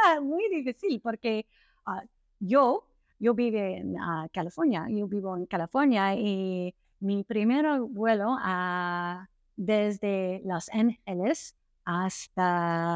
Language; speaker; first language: Spanish; non-native, learner; English